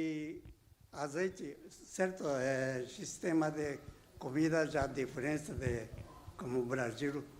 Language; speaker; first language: Portuguese; non-native, learner; Japanese